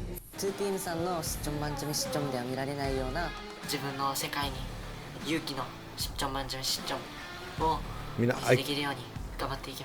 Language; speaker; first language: Japanese; native; Japanese